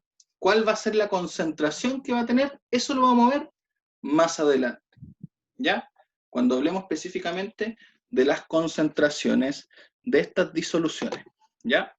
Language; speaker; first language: Spanish; native; Spanish